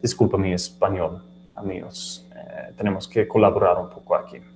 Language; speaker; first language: Spanish; non-native, learner; English